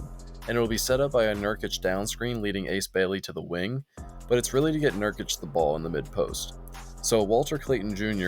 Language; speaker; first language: English; native; English